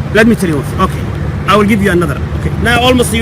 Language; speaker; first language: English; non-native, fluent; Somali